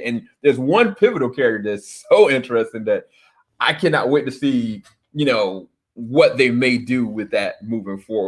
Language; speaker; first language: English; native; English